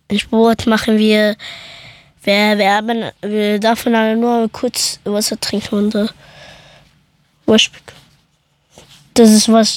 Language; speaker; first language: German; early bilingual, other home language; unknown